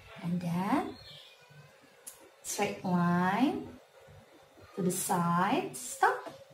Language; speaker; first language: English; non-native, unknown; Indonesian